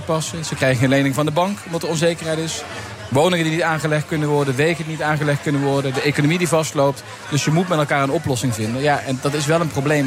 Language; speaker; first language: Dutch; native; Dutch